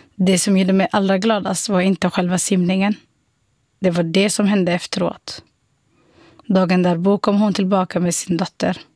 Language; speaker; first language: Swedish; non-native, fluent; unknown